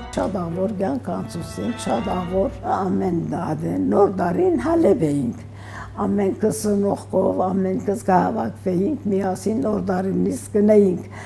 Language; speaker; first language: Armenian; early bilingual, heritage; Armenian